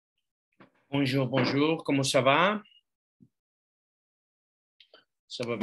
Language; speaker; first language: French; non-native, fluent; Spanish